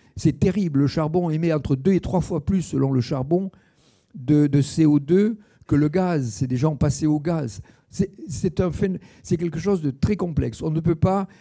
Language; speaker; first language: French; native; French